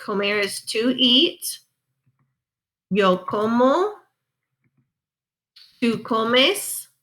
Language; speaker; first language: Spanish; non-native, fluent; English